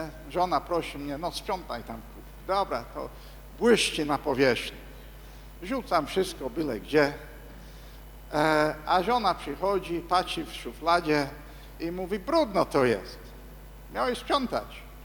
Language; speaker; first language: Polish; non-native, fluent; English